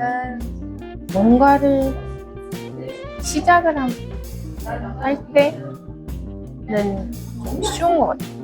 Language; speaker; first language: Korean; non-native, fluent; Mongolian